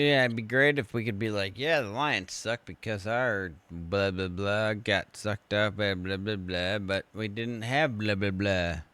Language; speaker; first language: English; native; English